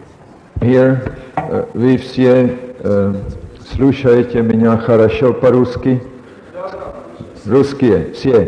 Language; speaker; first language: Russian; non-native, learner; English